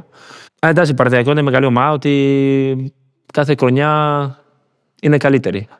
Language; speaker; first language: Greek; non-native, learner; Spanish